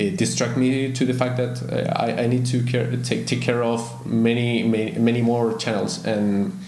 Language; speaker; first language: English; non-native, fluent; Spanish